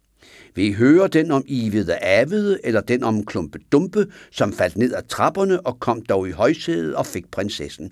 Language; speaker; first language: Danish; native; Danish